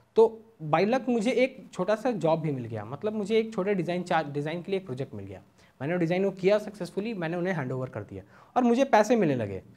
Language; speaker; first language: Hindi; native; Hindi